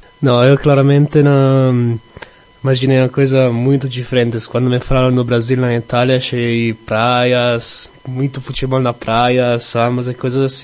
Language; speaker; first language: Portuguese; non-native, learner; Italian